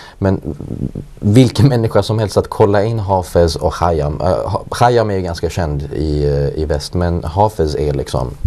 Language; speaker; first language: Swedish; early bilingual, other home language; Persian